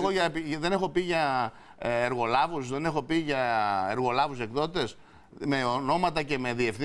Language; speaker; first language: Greek; native; Greek